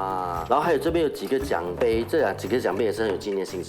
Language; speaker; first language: Chinese; native; Chinese